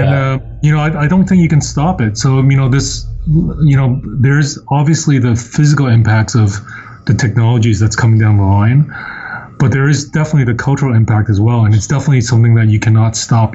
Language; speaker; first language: English; non-native, local second language; Cantonese